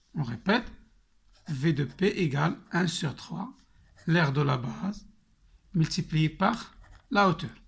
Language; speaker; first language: French; non-native, local second language; Arabic